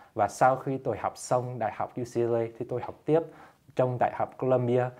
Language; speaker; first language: Vietnamese; early bilingual, heritage; Vietnamese